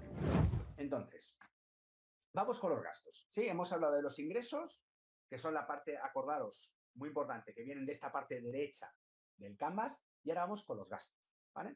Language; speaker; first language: Spanish; native; Spanish